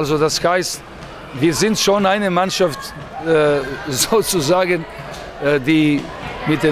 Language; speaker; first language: German; non-native, fluent; Serbian